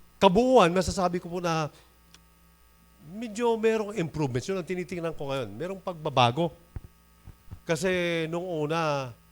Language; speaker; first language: Filipino; non-native, local second language; Masbatenyo